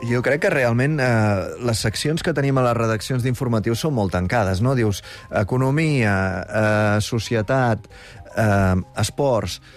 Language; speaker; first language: Catalan; native; Catalan